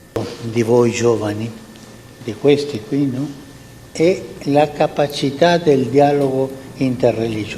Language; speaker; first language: Italian; non-native, fluent; Spanish